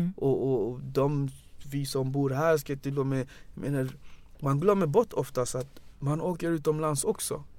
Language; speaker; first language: Swedish; early bilingual, other home language; Wolof